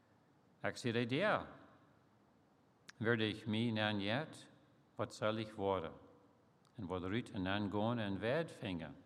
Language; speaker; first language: German; early bilingual, heritage; Plautdietsch